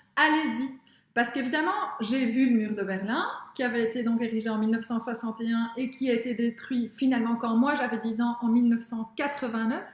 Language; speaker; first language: French; native; French